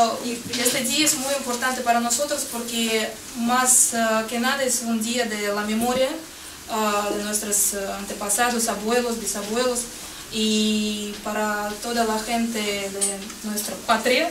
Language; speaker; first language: Spanish; non-native, fluent; Russian